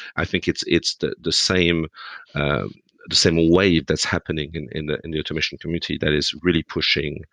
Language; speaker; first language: English; non-native, fluent; French